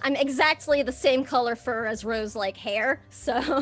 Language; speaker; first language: English; native; English